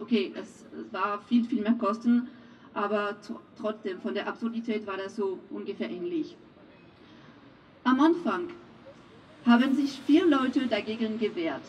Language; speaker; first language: German; non-native, fluent; French